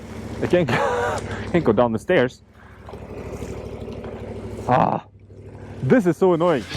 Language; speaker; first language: English; non-native, fluent; Norwegian